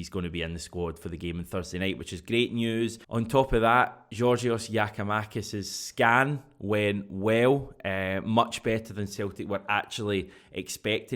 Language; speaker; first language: English; native; English